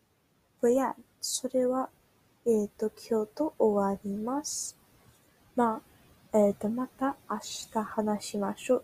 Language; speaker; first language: Japanese; early bilingual, heritage; Japanese